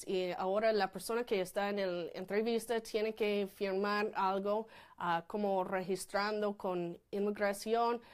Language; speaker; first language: Spanish; non-native, fluent; English